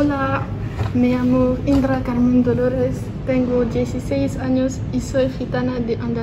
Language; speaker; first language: Spanish; non-native, learner; French